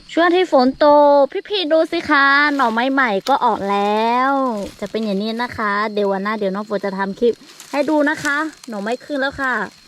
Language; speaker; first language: Thai; non-native, local second language; Lahu